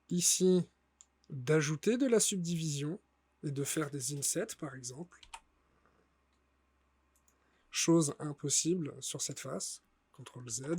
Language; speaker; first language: French; native; French